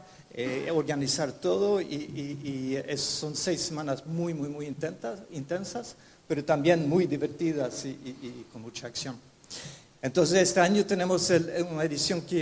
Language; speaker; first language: Spanish; non-native, fluent; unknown